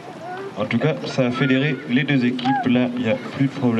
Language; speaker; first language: French; native; French